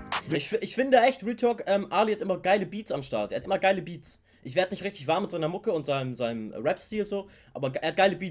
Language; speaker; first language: German; native; German